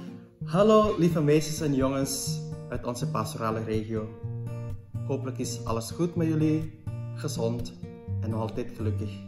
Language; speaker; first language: Dutch; non-native, fluent; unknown